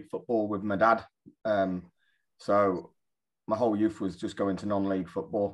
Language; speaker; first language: English; native; English